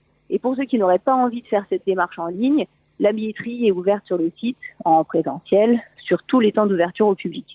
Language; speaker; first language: French; native; French